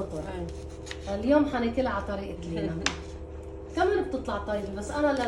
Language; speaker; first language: Arabic; native; Arabic